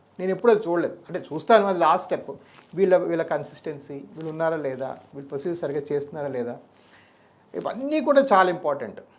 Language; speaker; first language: Telugu; native; Telugu